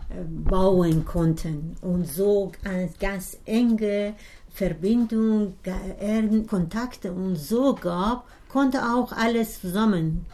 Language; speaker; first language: German; non-native, learner; Persian